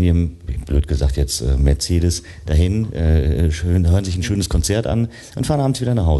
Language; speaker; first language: German; native; German